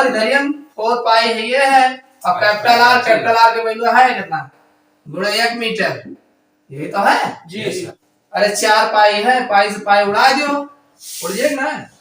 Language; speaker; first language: Hindi; native; Hindi